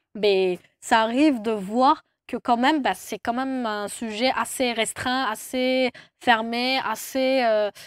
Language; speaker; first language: French; non-native, fluent; Turkish